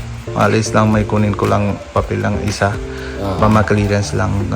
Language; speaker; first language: Filipino; non-native, learner; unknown